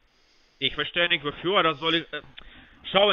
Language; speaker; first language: German; non-native, fluent; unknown